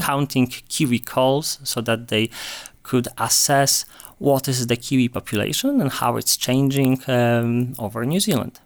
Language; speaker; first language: English; non-native, fluent; Polish